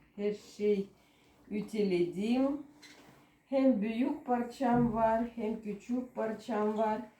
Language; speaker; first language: Turkish; non-native, learner; Russian